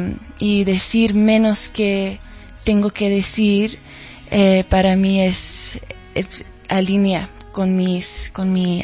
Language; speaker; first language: Spanish; early bilingual, heritage; Spanish